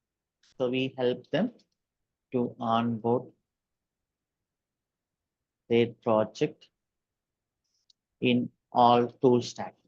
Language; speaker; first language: Telugu; native; Telugu